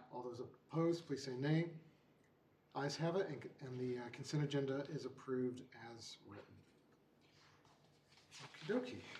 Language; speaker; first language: English; native; English